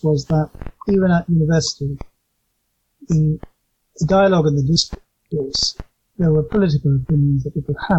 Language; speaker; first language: English; native; English